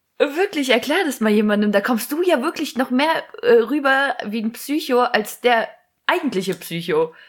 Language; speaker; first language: German; native; German